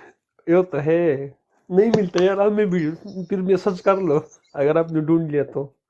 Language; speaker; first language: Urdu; non-native, local second language; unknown